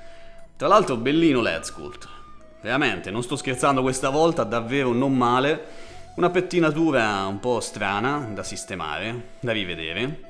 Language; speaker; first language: Italian; native; Italian